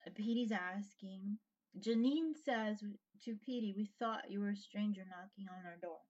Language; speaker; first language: English; native; English